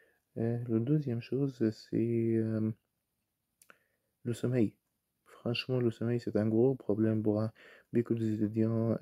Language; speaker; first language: French; non-native, fluent; Arabic